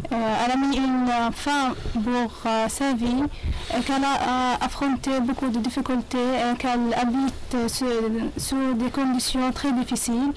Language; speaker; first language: French; non-native, learner; Arabic